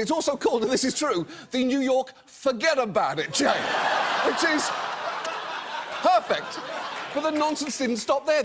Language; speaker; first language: English; native; English